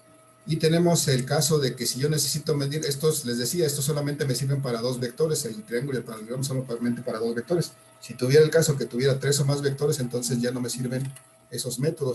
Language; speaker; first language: Spanish; native; Spanish